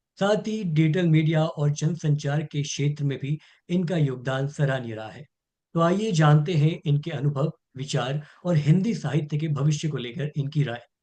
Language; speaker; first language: Hindi; native; Hindi